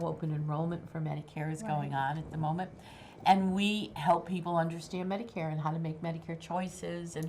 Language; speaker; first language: English; native; English